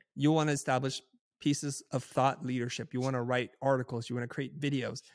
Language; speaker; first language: English; native; English